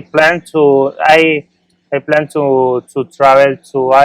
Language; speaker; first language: English; non-native, learner; Spanish